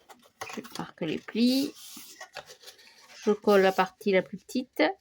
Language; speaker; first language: French; native; French